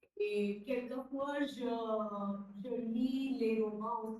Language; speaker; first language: French; non-native, learner; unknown